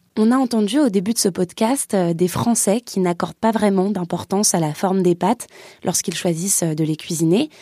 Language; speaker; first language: French; native; French